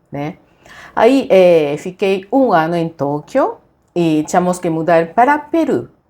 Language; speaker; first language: Portuguese; non-native, fluent; Japanese